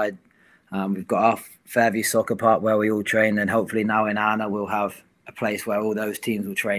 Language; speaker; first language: English; native; English